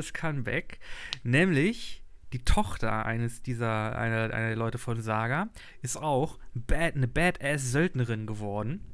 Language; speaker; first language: German; native; German